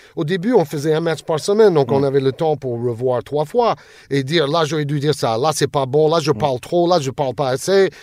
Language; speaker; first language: French; non-native, fluent; English